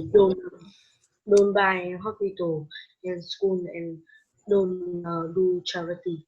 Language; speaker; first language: English; non-native, learner; Vietnamese